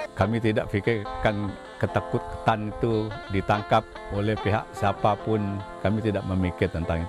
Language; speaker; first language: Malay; non-native, local second language; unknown